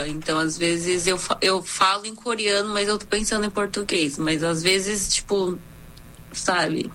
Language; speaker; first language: Portuguese; early bilingual, other home language; Korean